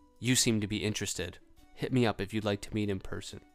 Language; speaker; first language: English; native; English